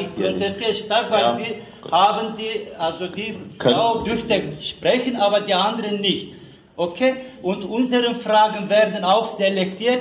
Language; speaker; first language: German; non-native, learner; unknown